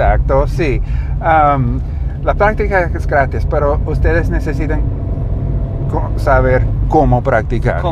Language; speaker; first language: Spanish; non-native, learner; English